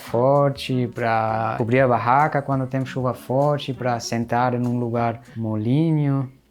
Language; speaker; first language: Portuguese; non-native, fluent; German